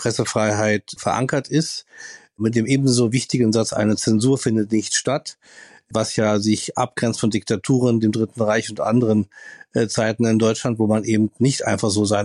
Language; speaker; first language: German; native; German